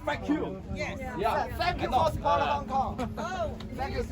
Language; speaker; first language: English; non-native, fluent; Chinese